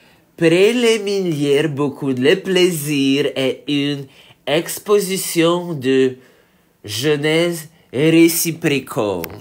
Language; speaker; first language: French; non-native, learner; English